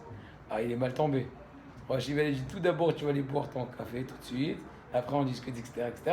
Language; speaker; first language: French; native; French